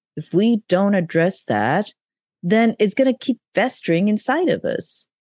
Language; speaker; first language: English; non-native, local second language; Urdu